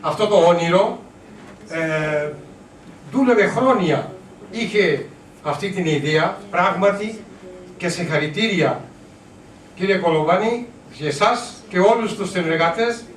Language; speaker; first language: Greek; non-native, learner; Urdu